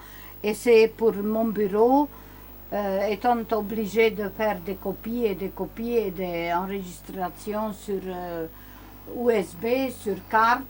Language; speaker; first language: French; non-native, learner; Romanian